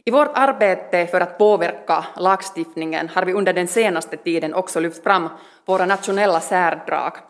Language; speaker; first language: Swedish; non-native, learner; Finnish